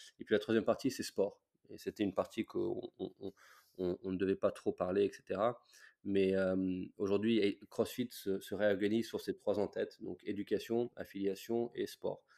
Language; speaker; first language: French; non-native, fluent; English